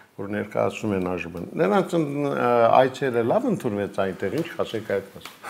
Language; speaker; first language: Armenian; native; Armenian